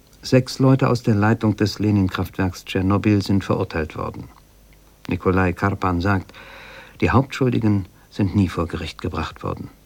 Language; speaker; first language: German; native; German